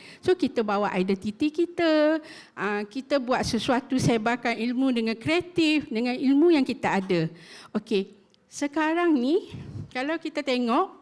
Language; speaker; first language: Malay; native; Malay